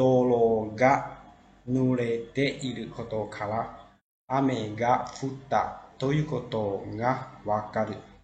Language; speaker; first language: Japanese; non-native, fluent; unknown